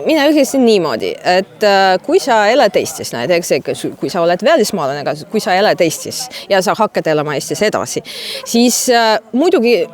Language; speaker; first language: Estonian; non-native, fluent; Russian